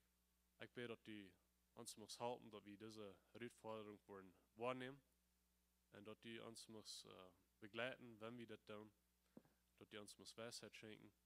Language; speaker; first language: German; non-native, learner; Plautdietsch